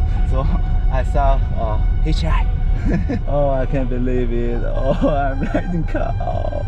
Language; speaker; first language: English; non-native, learner; Korean